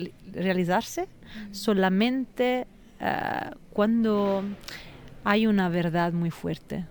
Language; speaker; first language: Spanish; non-native, fluent; Italian